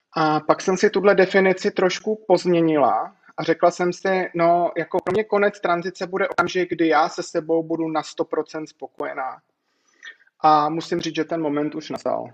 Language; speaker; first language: Czech; native; Czech